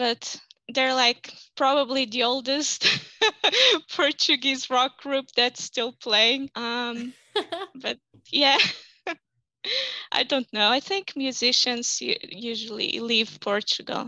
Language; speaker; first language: English; non-native, fluent; Portuguese